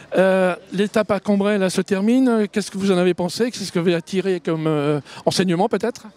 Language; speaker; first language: French; native; French